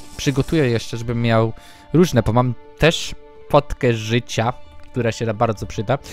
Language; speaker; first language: Polish; early bilingual, heritage; Polish